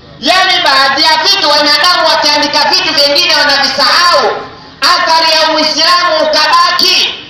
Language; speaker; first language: Swahili; native; Swahili